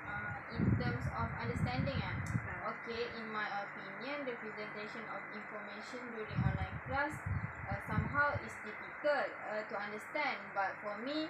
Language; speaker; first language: English; non-native, fluent; Malay